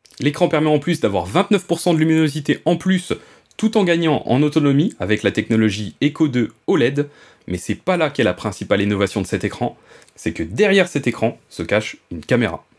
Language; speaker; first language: French; native; French